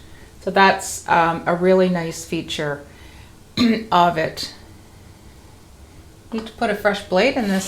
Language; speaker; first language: English; native; English